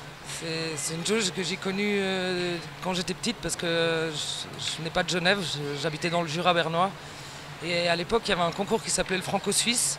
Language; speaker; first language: French; native; French